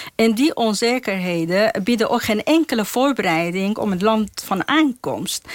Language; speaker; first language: Dutch; non-native, fluent; Persian